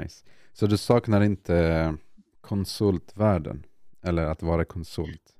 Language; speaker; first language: Swedish; non-native, fluent; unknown